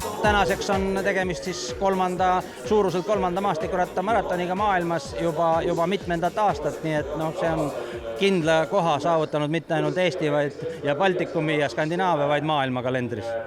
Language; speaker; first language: Estonian; native; Estonian